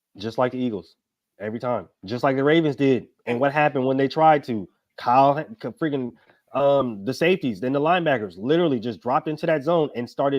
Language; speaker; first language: English; native; English